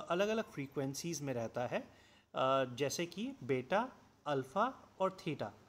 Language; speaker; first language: Hindi; non-native, local second language; Assamese